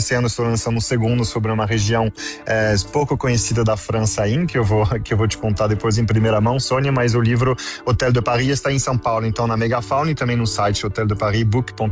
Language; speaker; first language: Portuguese; non-native, fluent; French